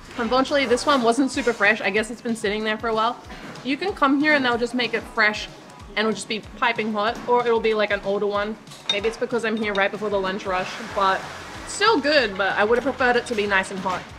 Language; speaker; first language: English; native; English